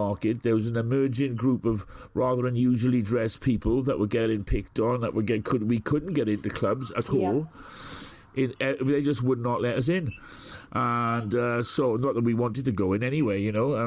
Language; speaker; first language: English; native; English